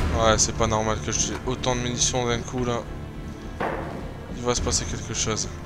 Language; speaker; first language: French; native; French